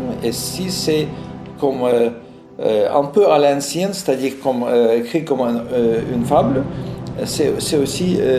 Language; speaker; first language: French; non-native, fluent; Russian